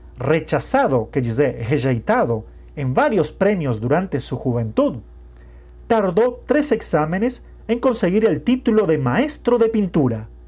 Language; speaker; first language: Spanish; non-native, fluent; Portuguese